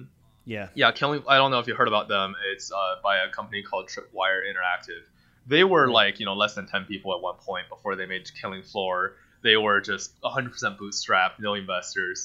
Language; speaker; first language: English; non-native, fluent; Chinese